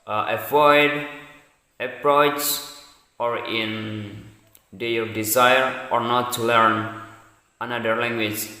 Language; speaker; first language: English; non-native, learner; Indonesian